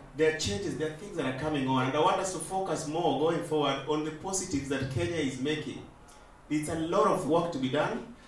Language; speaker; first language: English; non-native, local second language; Luo (Kenya and Tanzania)